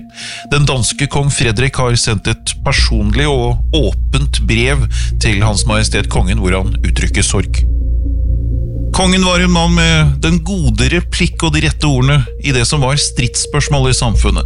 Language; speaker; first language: Norwegian; native; Norwegian